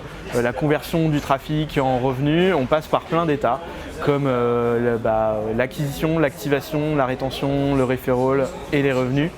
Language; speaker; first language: French; native; French